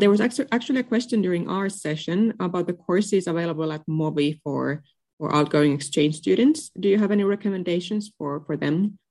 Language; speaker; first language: English; non-native, fluent; Finnish